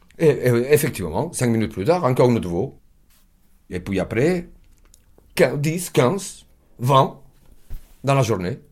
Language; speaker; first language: French; non-native, fluent; Spanish